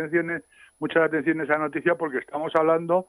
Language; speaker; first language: Spanish; native; Spanish